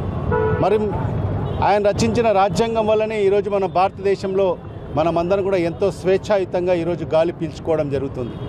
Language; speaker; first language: Telugu; native; Telugu